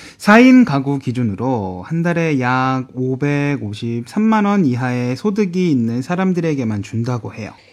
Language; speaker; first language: Korean; native; Korean